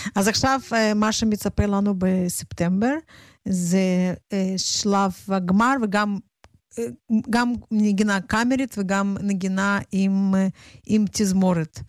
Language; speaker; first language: Hebrew; non-native, fluent; Russian